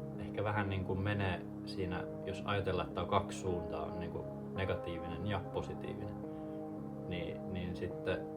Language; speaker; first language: Finnish; native; Finnish